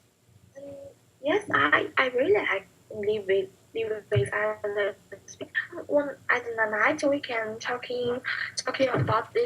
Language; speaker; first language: English; non-native, learner; Chinese